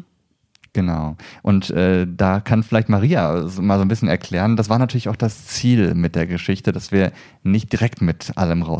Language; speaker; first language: German; native; German